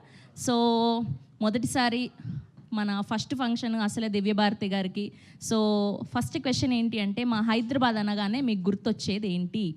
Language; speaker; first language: Telugu; native; Telugu